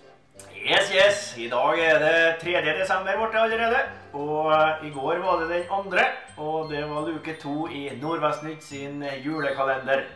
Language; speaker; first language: Norwegian; native; Norwegian